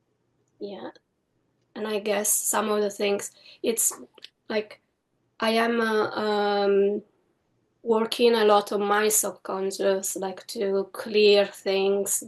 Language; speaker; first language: English; non-native, fluent; Italian